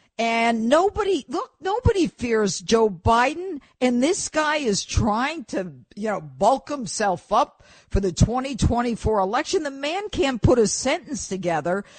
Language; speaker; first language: English; native; English